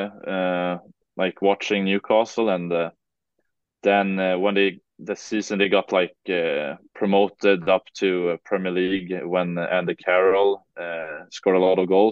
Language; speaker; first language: English; non-native, fluent; Swedish